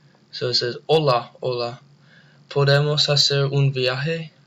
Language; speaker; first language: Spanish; non-native, learner; English